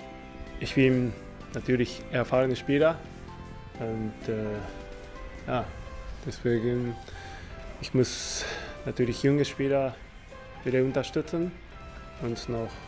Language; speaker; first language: German; non-native, fluent; Japanese